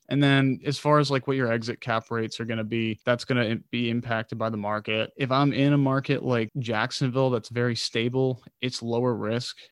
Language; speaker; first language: English; native; English